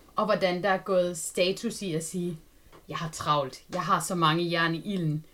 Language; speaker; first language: Danish; native; Danish